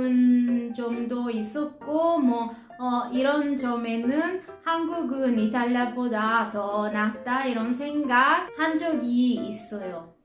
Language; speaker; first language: Korean; non-native, learner; Italian